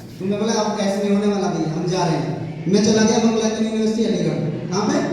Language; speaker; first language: Hindi; native; Hindi